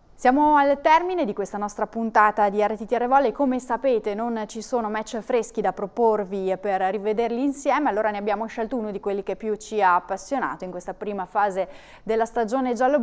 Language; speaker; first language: Italian; native; Italian